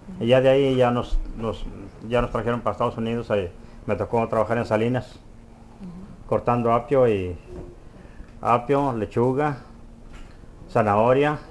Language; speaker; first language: Spanish; native; Spanish